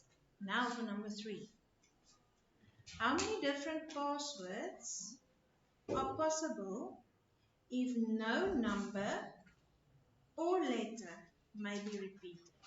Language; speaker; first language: English; non-native, local second language; Afrikaans